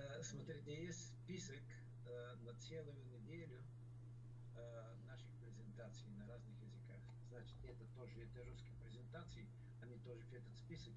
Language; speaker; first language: Russian; non-native, learner; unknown